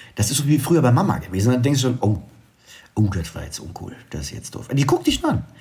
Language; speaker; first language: German; native; German